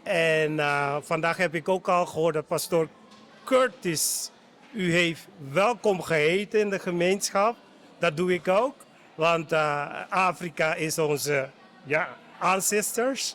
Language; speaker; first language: Dutch; non-native, local second language; Papiamento